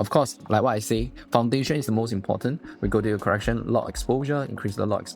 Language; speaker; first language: English; non-native, fluent; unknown